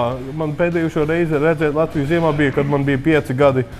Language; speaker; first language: Latvian; early bilingual, heritage; English